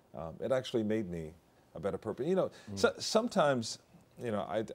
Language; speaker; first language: English; native; English